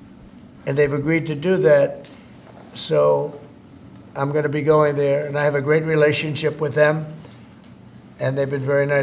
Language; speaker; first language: English; native; English